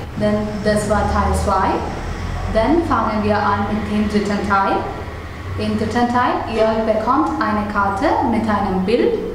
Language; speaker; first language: German; non-native, learner; Malayalam